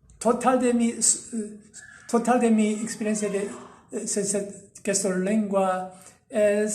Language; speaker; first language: Italian; non-native, learner; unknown